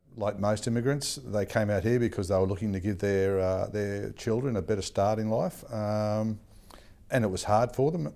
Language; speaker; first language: English; native; English